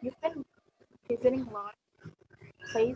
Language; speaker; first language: English; non-native, learner; Indonesian